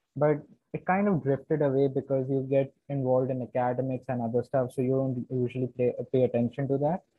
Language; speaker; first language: English; non-native, local second language; Hindi